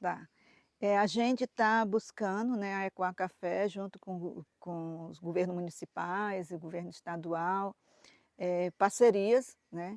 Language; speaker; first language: Portuguese; native; Portuguese